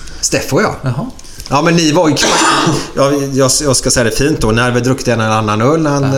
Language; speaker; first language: Swedish; native; Swedish